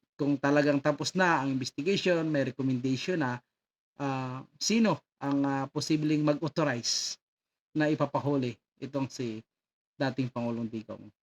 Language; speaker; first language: Filipino; native; Filipino